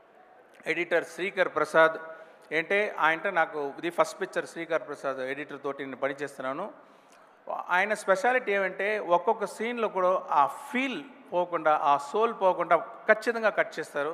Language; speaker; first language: Telugu; non-native, fluent; Tamil